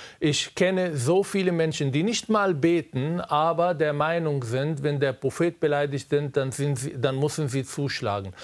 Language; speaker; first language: German; non-native, fluent; Arabic